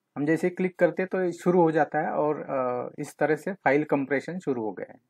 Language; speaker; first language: Hindi; non-native, local second language; Marathi